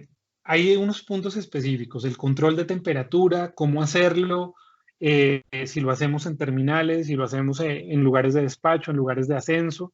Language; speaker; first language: Spanish; native; Spanish